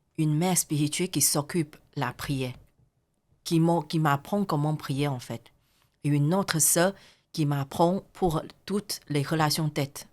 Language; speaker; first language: French; non-native, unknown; Chinese